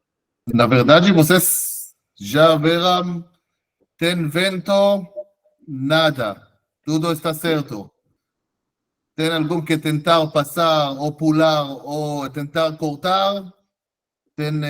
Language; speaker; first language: Portuguese; non-native, fluent; Hebrew